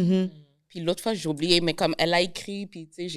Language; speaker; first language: French; native; French